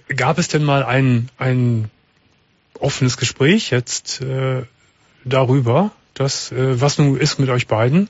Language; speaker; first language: German; native; German